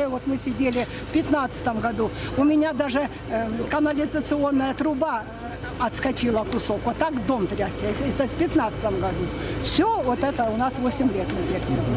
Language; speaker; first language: Russian; native; Russian